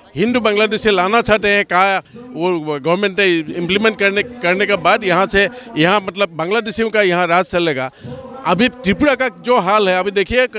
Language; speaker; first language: Hindi; non-native, local second language; Kok Borok